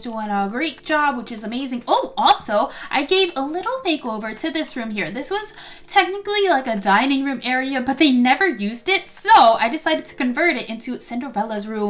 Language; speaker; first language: English; native; English